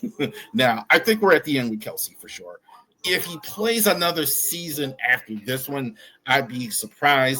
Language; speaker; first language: English; native; English